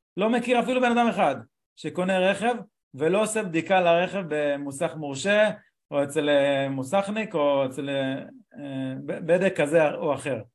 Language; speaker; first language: Hebrew; native; Hebrew